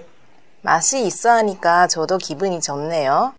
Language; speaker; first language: Korean; non-native, learner; Japanese